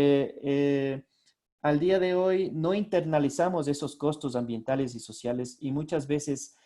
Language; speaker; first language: Spanish; native; Spanish